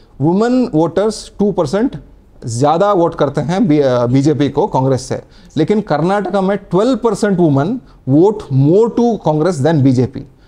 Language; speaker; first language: Hindi; non-native, local second language; Kannada